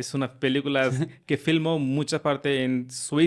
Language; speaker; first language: Spanish; non-native, learner; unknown